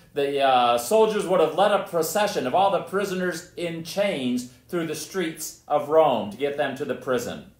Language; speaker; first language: English; native; English